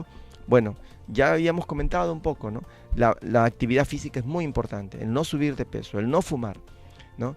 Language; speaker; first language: Spanish; native; Spanish